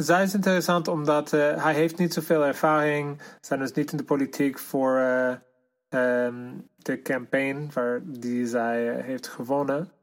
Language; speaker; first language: Dutch; non-native, fluent; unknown